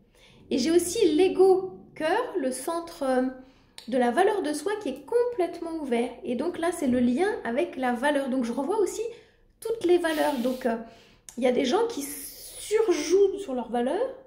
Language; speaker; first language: French; native; French